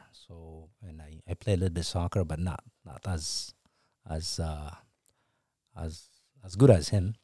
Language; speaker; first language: English; non-native, fluent; Tigrinya